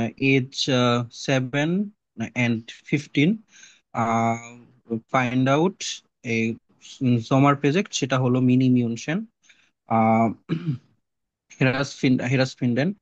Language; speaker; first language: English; non-native, learner; Bangla